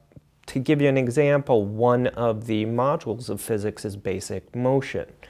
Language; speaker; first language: English; native; English